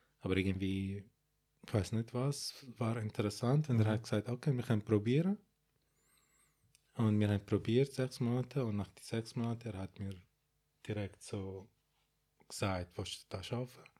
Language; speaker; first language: German; non-native, fluent; Arabic